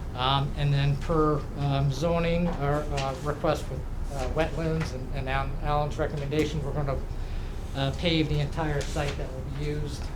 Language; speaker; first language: English; native; English